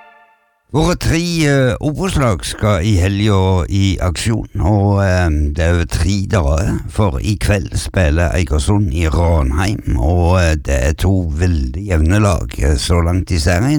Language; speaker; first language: Norwegian; native; Norwegian